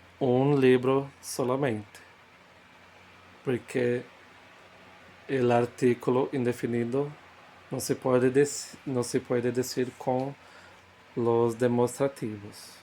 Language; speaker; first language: Spanish; non-native, fluent; Portuguese